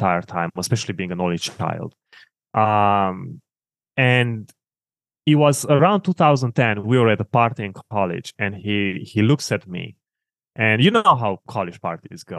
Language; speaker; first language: English; non-native, fluent; Romanian